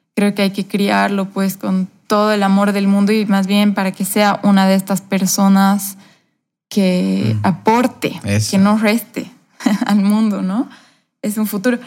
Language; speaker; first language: Spanish; native; Spanish